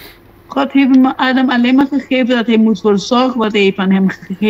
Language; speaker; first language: Dutch; non-native, local second language; Papiamento